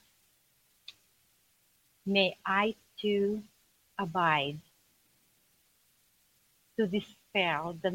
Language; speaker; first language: English; non-native, local second language; Filipino